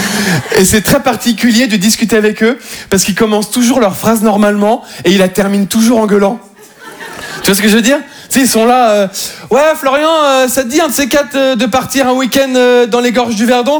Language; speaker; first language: French; native; French